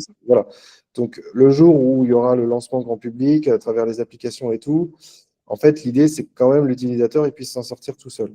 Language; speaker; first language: French; native; French